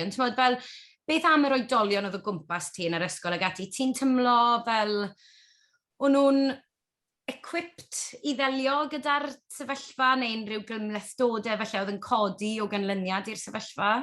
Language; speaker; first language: Welsh; native; Welsh